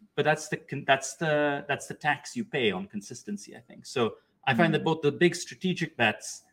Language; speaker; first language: English; non-native, local second language; Urdu